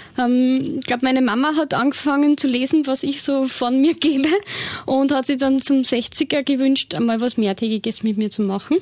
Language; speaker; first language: German; native; German